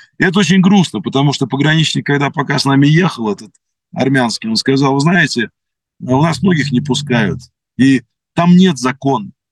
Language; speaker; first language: Russian; native; Russian